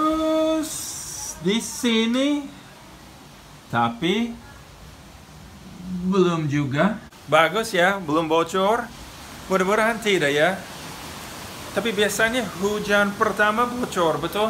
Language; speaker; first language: Indonesian; non-native, fluent; English